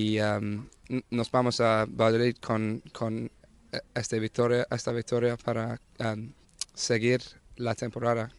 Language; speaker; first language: Spanish; non-native, learner; English